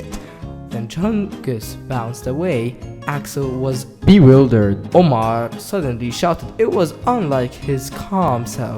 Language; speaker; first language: English; native; English